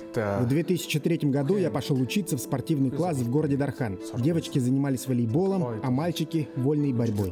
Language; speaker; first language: Russian; non-native, fluent; Mongolian